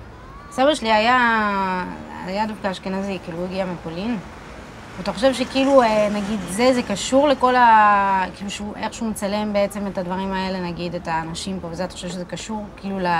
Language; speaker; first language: Hebrew; native; Hebrew